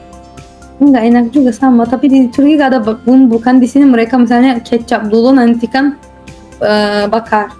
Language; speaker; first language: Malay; non-native, fluent; Turkish